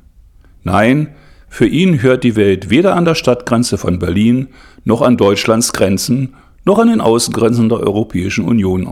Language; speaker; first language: German; native; German